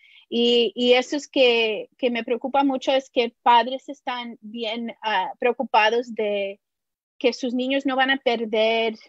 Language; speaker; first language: Spanish; early bilingual, heritage; Spanish